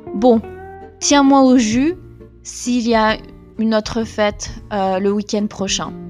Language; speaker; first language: French; native; French